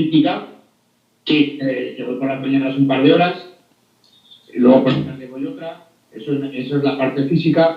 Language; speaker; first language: Spanish; native; Spanish